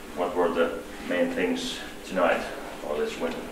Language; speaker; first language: English; non-native, fluent; Finnish